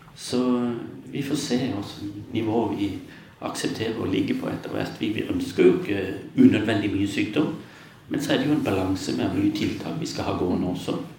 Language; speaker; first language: Norwegian; native; Norwegian